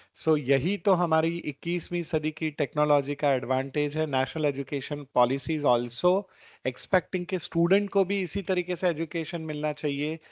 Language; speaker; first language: Hindi; non-native, local second language; Gujarati